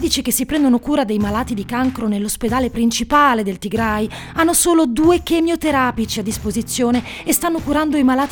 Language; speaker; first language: Italian; native; Italian